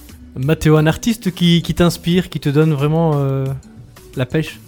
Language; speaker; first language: French; native; French